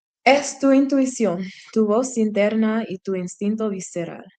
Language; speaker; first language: Spanish; non-native, learner; English